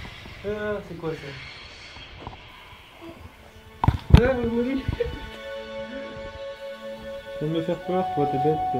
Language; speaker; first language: French; native; French